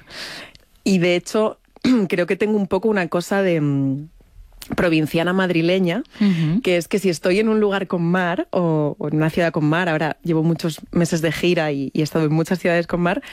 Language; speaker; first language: Spanish; native; Spanish